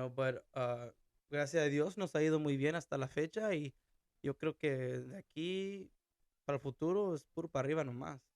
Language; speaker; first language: Spanish; early bilingual, heritage; Spanish